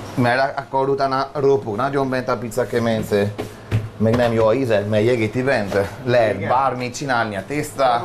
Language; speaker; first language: Hungarian; non-native, learner; Italian